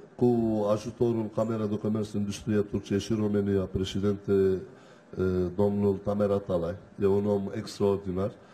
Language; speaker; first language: Romanian; non-native, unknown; Turkish